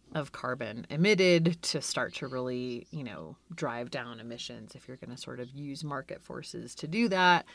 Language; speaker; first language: English; native; English